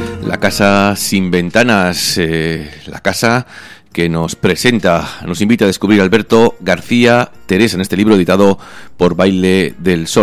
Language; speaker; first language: Spanish; native; Spanish